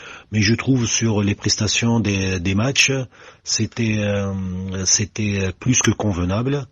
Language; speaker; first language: French; non-native, local second language; Arabic